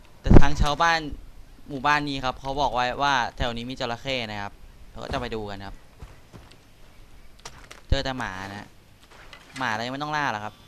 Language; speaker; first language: Thai; native; Thai